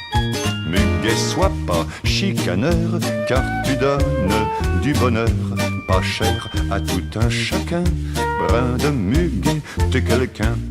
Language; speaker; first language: French; native; French